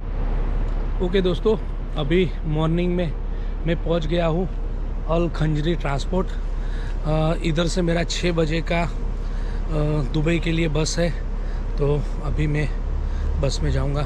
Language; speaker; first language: Hindi; native; Hindi